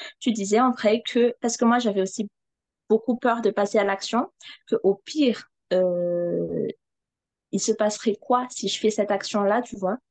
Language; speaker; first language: French; non-native, local second language; Malagasy